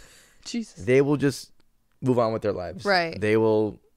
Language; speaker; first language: English; native; English